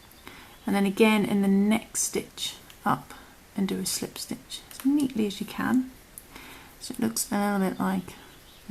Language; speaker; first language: English; native; English